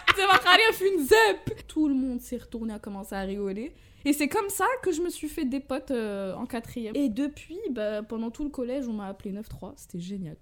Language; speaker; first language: French; early bilingual, other home language; Arabic